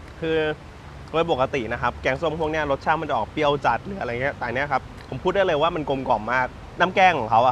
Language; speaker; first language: Thai; native; Thai